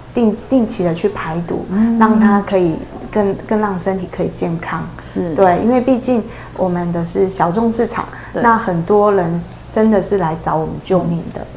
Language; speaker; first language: Chinese; native; Chinese